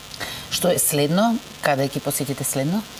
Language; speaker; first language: Macedonian; native; Macedonian